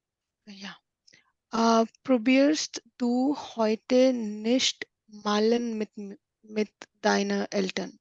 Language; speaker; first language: German; non-native, learner; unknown